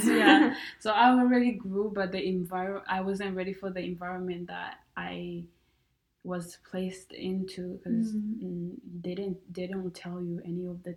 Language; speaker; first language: English; non-native, local second language; Kinyarwanda